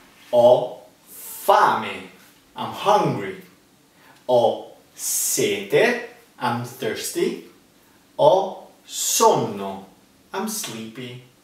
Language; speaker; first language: English; non-native, fluent; Italian